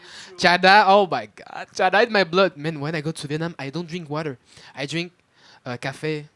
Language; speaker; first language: English; non-native, fluent; French